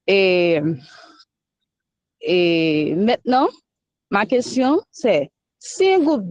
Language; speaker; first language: French; non-native, local second language; Haitian Creole